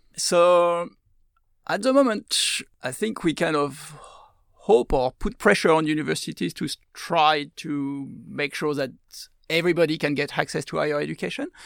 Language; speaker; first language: English; non-native, fluent; French